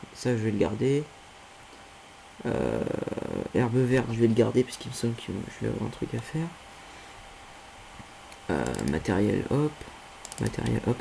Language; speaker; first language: French; native; French